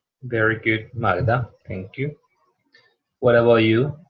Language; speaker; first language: English; non-native, fluent; Spanish